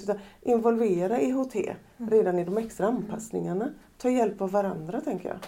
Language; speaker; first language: Swedish; native; Swedish